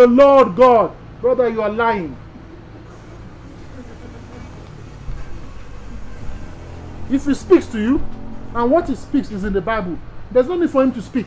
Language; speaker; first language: English; non-native, local second language; Yoruba